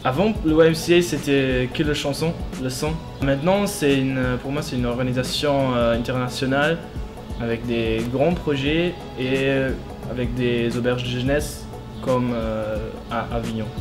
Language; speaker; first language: French; non-native, fluent; German